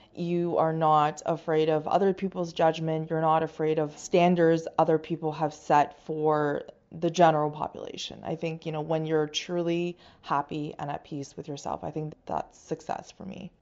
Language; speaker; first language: English; non-native, fluent; Chinese